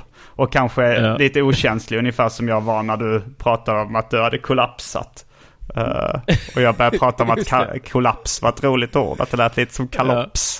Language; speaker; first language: Swedish; native; Swedish